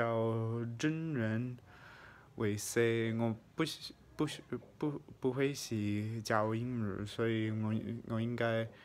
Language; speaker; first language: Chinese; non-native, fluent; English